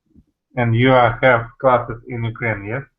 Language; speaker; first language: English; non-native, learner; Russian